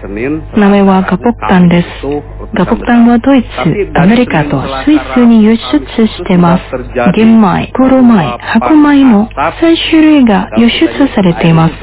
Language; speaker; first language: Japanese; non-native, fluent; Indonesian